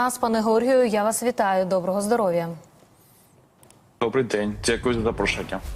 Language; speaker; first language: Ukrainian; native; Ukrainian